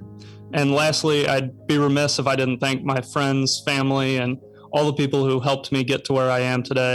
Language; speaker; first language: English; native; English